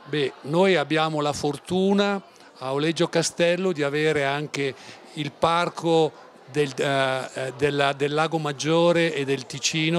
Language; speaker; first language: Italian; native; Italian